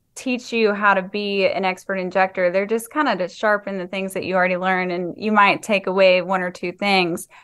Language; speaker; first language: English; native; English